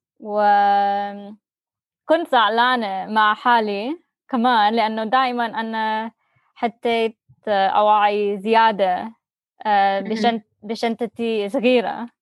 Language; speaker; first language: Arabic; non-native, learner; English